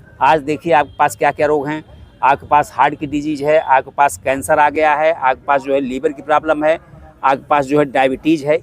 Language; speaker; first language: Hindi; native; Hindi